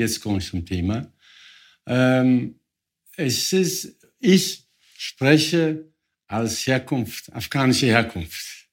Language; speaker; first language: German; non-native, fluent; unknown